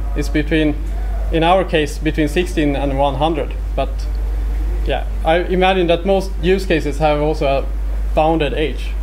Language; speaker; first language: English; non-native, fluent; Swedish